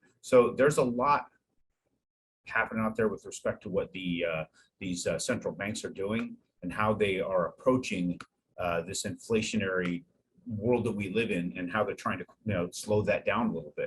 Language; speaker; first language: English; native; English